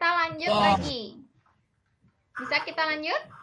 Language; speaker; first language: Indonesian; native; Indonesian